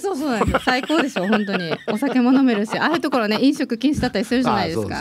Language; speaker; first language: Japanese; native; Japanese